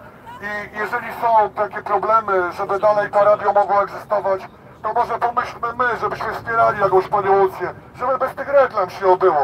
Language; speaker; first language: Polish; native; Polish